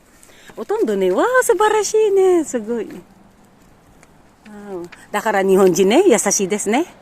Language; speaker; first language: Japanese; early bilingual, other home language; Filipino